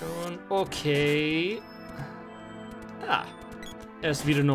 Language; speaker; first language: German; non-native, learner; English